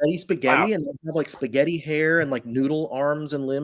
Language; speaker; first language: English; native; English